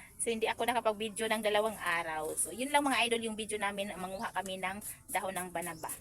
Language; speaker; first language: Filipino; non-native, local second language; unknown